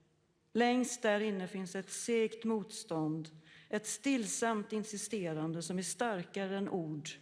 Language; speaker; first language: Swedish; native; Swedish